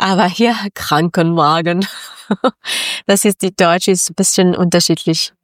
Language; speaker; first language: German; non-native, learner; Persian